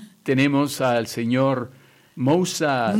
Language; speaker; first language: Spanish; native; Spanish